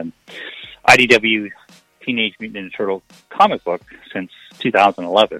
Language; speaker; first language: English; native; English